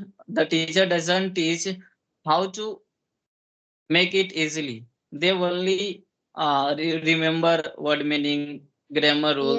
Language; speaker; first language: English; non-native, local second language; Hindi